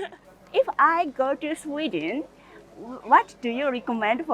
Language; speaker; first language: English; non-native, learner; Japanese